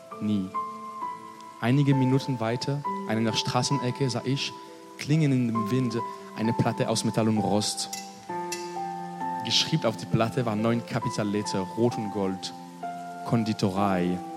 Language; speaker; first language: German; non-native, learner; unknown